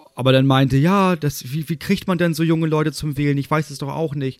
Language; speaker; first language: German; native; German